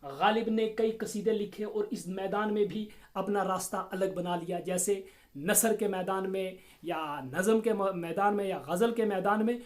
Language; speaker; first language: Urdu; non-native, local second language; Kashmiri